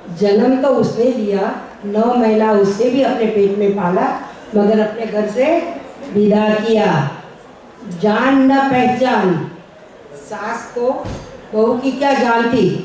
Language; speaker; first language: Hindi; non-native, local second language; Gujarati